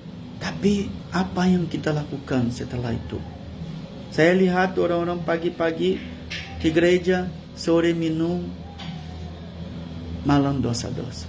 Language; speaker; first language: Indonesian; non-native, fluent; Portuguese